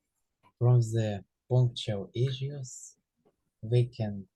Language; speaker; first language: English; non-native, learner; Ukrainian